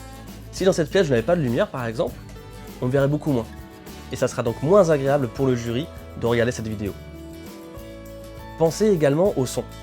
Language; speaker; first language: French; native; French